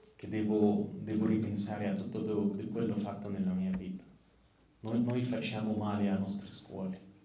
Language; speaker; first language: Italian; non-native, fluent; Arabic